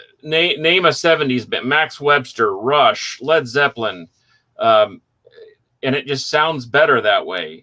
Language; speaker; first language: English; native; English